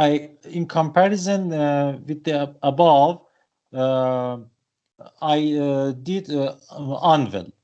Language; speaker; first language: English; non-native, learner; Persian